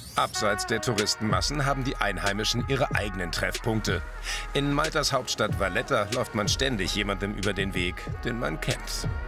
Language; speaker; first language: German; native; German